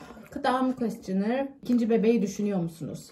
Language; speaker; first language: Korean; non-native, learner; Turkish